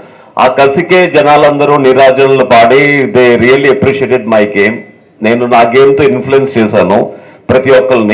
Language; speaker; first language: Telugu; native; Telugu